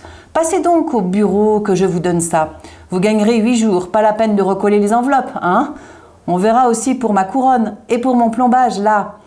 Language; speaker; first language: French; native; French